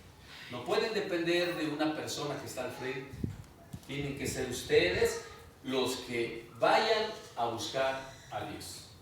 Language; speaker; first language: Spanish; native; Spanish